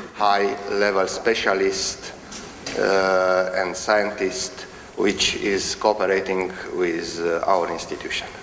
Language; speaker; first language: English; non-native, fluent; Romanian